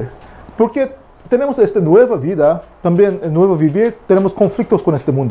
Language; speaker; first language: Spanish; non-native, learner; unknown